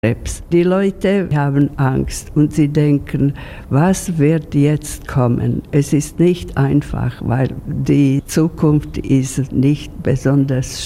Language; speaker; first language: German; non-native, fluent; Slovak